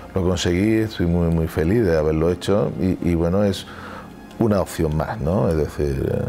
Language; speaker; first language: Spanish; native; Spanish